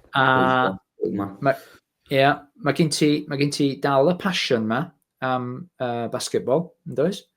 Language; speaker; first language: Welsh; native; Welsh